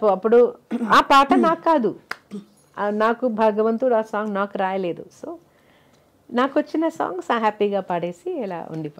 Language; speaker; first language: Telugu; non-native, local second language; Malayalam